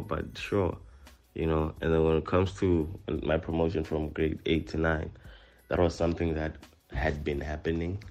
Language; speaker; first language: English; non-native, local second language; Tsonga